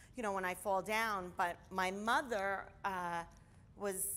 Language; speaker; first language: English; native; English